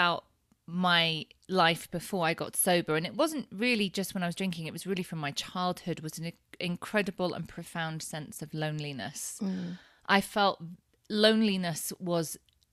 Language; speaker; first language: English; native; English